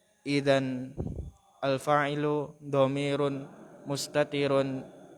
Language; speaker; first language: Arabic; non-native, learner; Indonesian